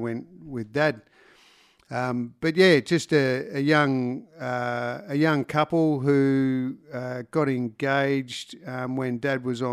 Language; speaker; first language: English; native; English